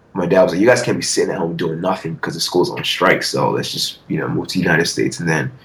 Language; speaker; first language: English; early bilingual, other home language; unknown